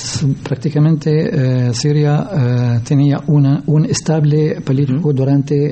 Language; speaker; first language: Spanish; non-native, learner; Arabic